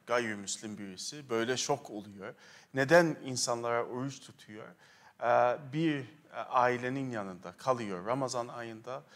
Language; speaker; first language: Turkish; non-native, fluent; Arabic